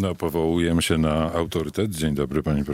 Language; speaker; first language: Polish; native; Polish